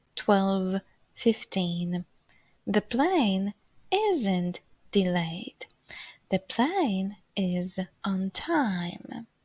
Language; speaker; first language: English; non-native, fluent; Polish